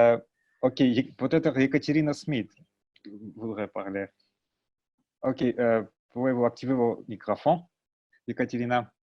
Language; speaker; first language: French; non-native, learner; Russian